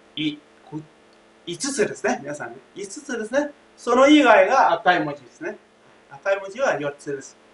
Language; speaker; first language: Japanese; non-native, fluent; Thai